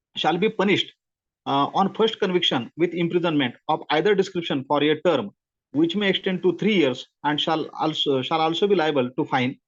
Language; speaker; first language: English; non-native, local second language; Marathi